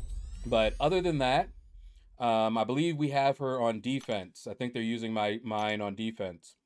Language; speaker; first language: English; native; English